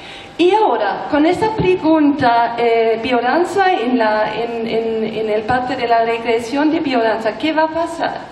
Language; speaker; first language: Spanish; non-native, learner; German